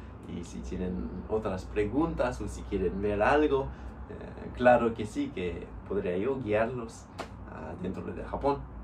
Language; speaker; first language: Spanish; non-native, fluent; English